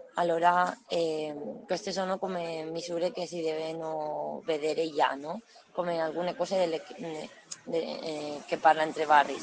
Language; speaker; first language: Italian; non-native, learner; Spanish